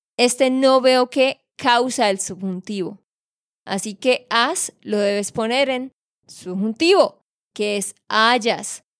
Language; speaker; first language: Spanish; native; Spanish